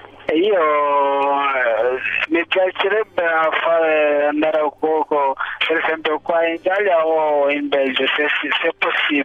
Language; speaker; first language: Italian; non-native, learner; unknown